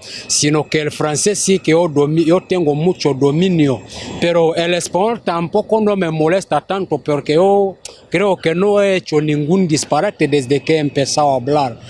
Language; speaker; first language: Spanish; non-native, fluent; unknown